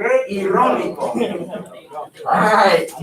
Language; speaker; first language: Spanish; non-native, fluent; English